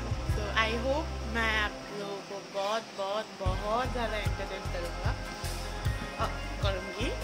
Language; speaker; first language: Hindi; non-native, local second language; Bangla